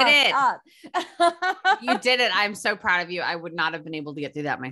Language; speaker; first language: English; native; English